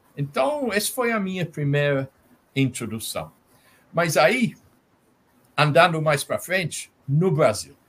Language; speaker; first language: Portuguese; non-native, fluent; English